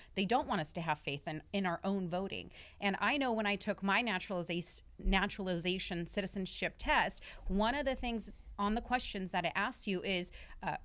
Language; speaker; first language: English; early bilingual, other home language; Russian